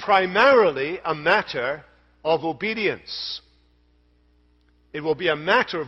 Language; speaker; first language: English; native; English